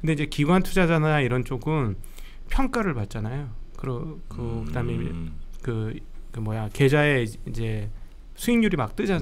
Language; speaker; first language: Korean; native; Korean